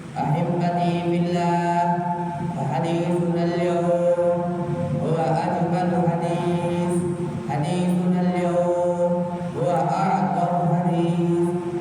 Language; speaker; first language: Arabic; non-native, fluent; Urdu